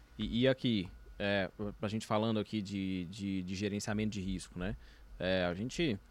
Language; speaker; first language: Portuguese; native; Portuguese